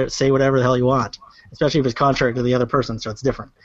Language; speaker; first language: English; native; English